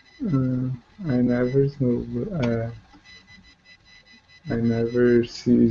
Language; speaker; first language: English; non-native, learner; Portuguese